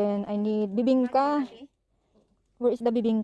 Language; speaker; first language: English; non-native, local second language; Filipino